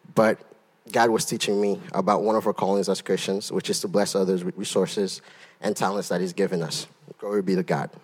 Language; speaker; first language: English; early bilingual, other home language; Haitian Creole